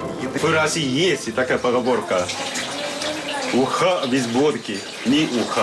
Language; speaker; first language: Russian; non-native, fluent; Korean